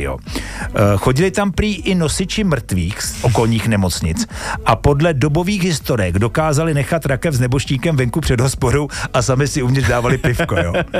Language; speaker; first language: Czech; native; Czech